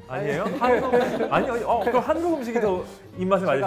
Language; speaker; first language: Korean; native; Korean